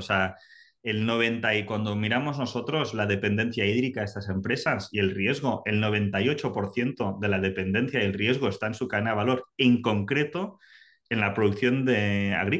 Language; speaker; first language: Spanish; native; Spanish